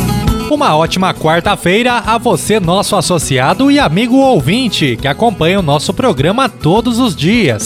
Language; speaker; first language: Portuguese; native; Portuguese